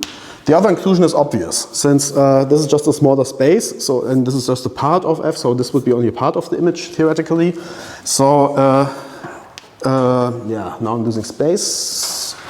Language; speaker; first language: English; non-native, fluent; German